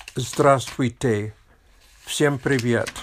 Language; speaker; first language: Russian; non-native, learner; English